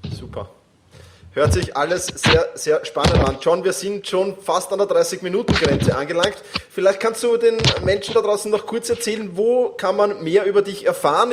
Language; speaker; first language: German; native; German